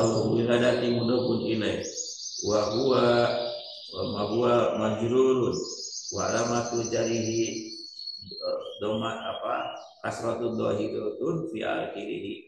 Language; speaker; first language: Arabic; non-native, learner; Indonesian